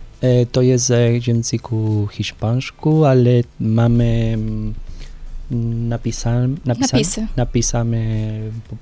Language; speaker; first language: Polish; non-native, learner; Spanish